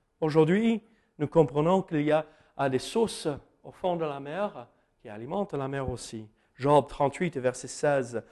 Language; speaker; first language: French; non-native, fluent; English